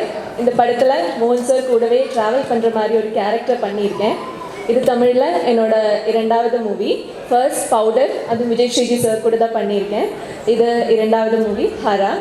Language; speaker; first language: Tamil; non-native, fluent; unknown